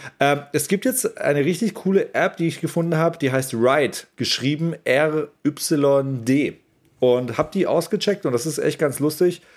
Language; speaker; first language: German; native; German